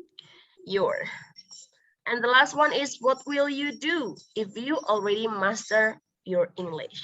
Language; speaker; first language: English; non-native, local second language; Indonesian